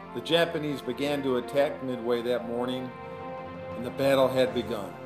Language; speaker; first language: English; native; English